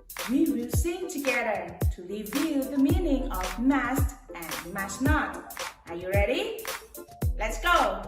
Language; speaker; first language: English; non-native, fluent; Thai